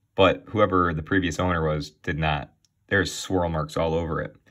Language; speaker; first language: English; native; English